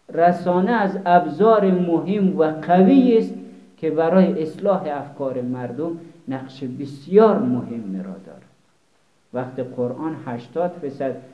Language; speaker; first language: Persian; native; Persian